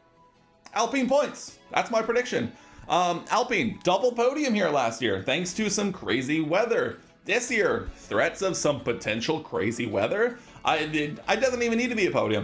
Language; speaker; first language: English; native; English